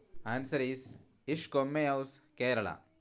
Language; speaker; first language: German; non-native, learner; Malayalam